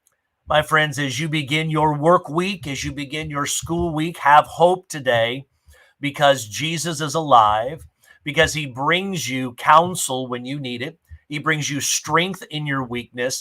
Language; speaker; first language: English; native; English